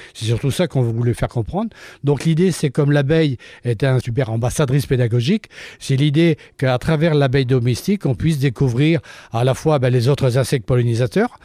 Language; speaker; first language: French; native; French